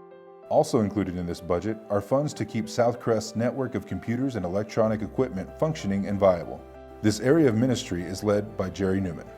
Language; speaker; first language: English; native; English